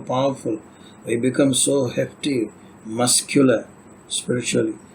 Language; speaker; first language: English; non-native, local second language; Tamil